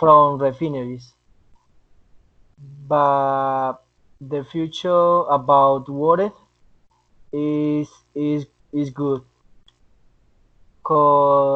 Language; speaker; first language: English; non-native, learner; Spanish